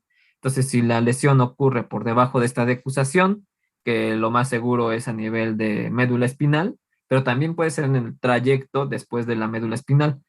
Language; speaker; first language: Spanish; native; Spanish